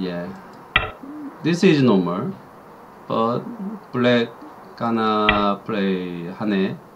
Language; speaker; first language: English; non-native, learner; Korean